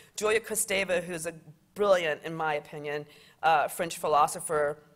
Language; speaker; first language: English; native; English